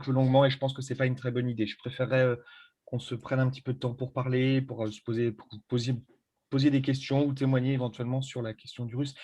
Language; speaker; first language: French; native; French